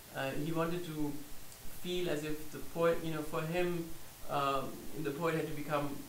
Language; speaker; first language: English; non-native, fluent; German